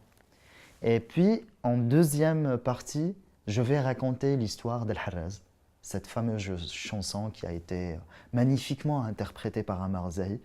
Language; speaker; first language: French; non-native, local second language; Arabic